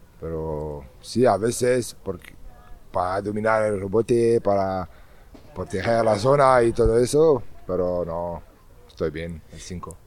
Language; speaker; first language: Spanish; non-native, learner; French